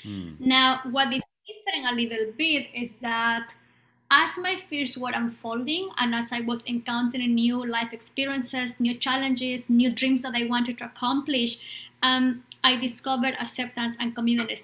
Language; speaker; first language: English; non-native, fluent; Spanish